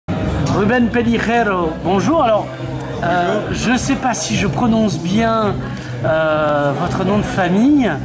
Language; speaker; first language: French; native; French